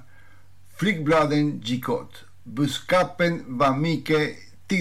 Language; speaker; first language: Swedish; non-native, fluent; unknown